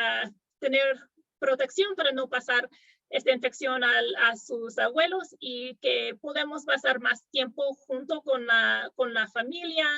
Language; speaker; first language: Spanish; non-native, fluent; English